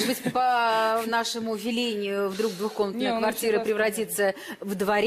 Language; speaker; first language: Russian; native; Russian